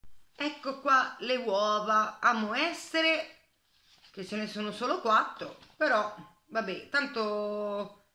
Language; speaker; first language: Italian; native; Italian